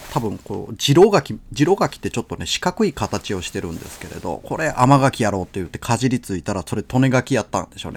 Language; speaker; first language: Japanese; native; Japanese